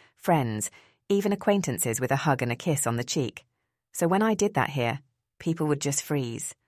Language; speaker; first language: English; early bilingual, other home language; Spanish